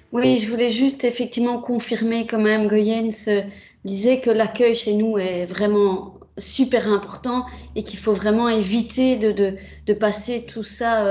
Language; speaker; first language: French; native; French